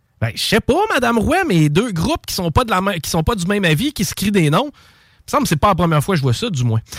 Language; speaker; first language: French; native; French